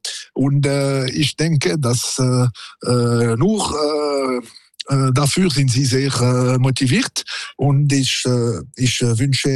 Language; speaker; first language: German; non-native, local second language; French